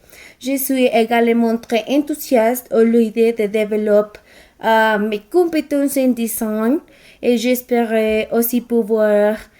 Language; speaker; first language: French; non-native, learner; Spanish